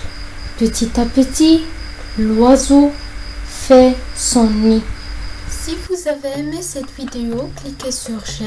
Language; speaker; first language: French; non-native, fluent; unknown